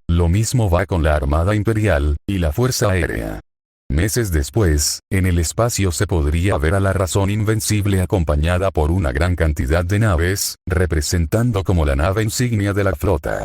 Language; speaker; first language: Spanish; native; Spanish